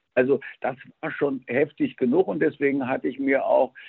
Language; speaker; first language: German; early bilingual, other home language; Spanish